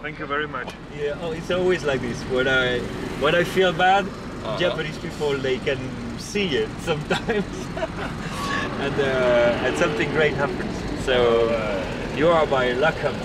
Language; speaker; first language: English; non-native, learner; French